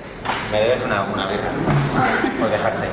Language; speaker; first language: Spanish; native; Spanish